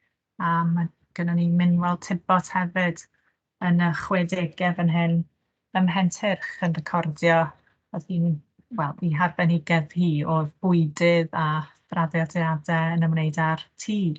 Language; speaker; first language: Welsh; native; Welsh